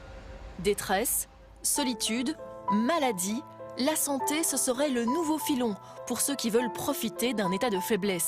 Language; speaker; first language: French; native; French